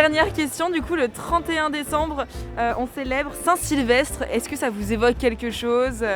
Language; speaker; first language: French; native; French